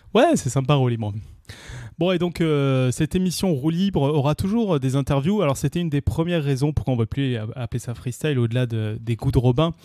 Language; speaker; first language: French; native; French